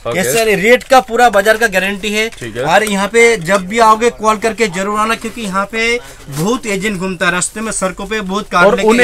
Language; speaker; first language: Hindi; non-native, local second language; Bangla